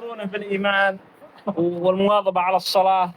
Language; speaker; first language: Arabic; native; Arabic